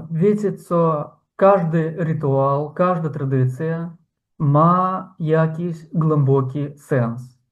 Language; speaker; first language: Polish; non-native, fluent; Ukrainian